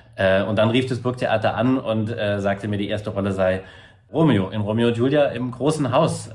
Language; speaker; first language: German; native; German